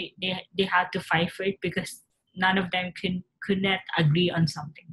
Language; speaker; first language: English; non-native, local second language; Filipino